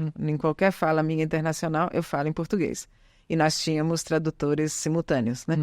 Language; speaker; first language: Portuguese; early bilingual, other home language; Italian